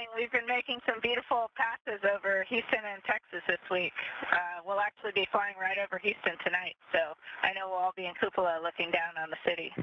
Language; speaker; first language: English; native; English